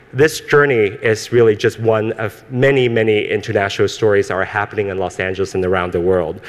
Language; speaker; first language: English; early bilingual, other home language; Cantonese